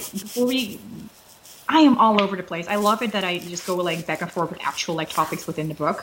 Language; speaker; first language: English; non-native, fluent; Dutch